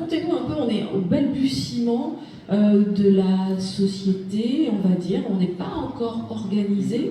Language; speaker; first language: French; native; French